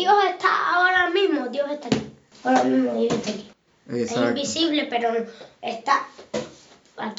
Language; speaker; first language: Spanish; early bilingual, other home language; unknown